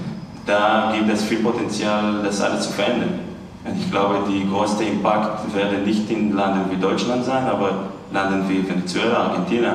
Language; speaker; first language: German; non-native, fluent; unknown